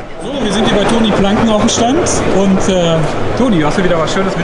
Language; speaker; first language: German; native; German